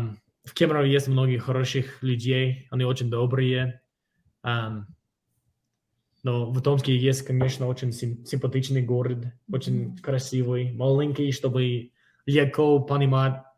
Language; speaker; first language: Russian; non-native, fluent; English